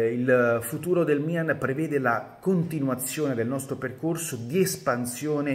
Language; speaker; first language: Italian; native; Italian